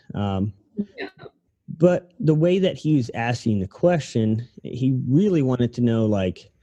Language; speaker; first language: English; native; English